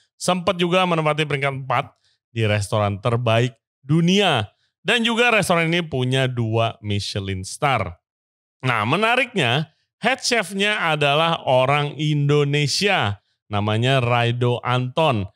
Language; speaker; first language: Indonesian; native; Indonesian